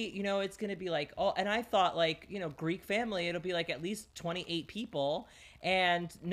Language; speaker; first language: English; early bilingual, other home language; Greek